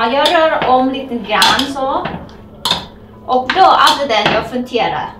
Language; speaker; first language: Swedish; non-native, learner; Thai